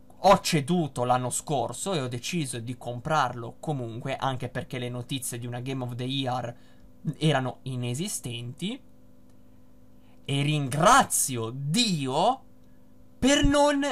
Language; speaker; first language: Italian; native; Italian